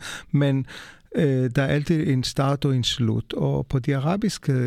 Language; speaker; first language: Danish; non-native, fluent; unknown